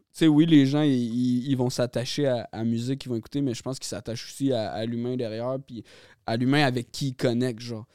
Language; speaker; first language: French; native; French